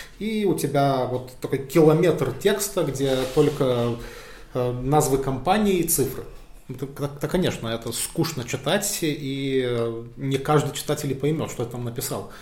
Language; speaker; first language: Russian; non-native, fluent; Lithuanian